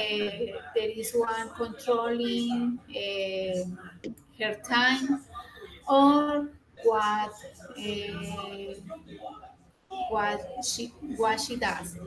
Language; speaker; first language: English; non-native, learner; Spanish